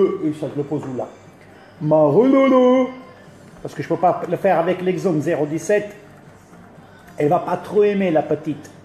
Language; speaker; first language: French; early bilingual, other home language; Italian